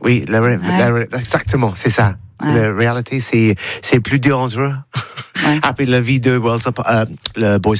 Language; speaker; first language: French; non-native, learner; English